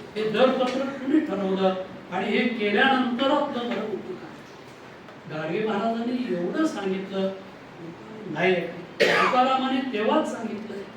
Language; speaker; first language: Marathi; non-native, local second language; Kannada